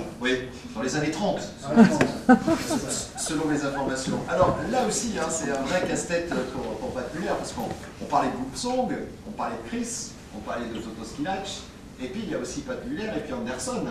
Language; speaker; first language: French; native; French